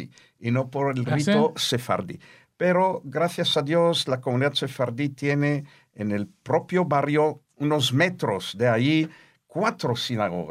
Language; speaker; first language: Spanish; non-native, fluent; Hebrew